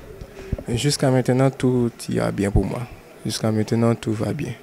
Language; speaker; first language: French; non-native, local second language; Haitian Creole